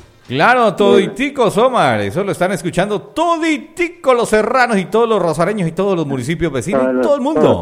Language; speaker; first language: Spanish; native; Spanish